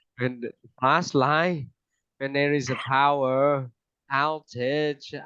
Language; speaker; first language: English; non-native, fluent; Vietnamese